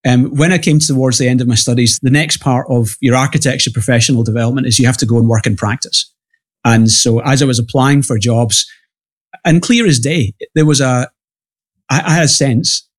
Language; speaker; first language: English; native; English